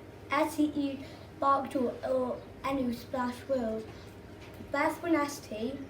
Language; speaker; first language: Welsh; non-native, local second language; English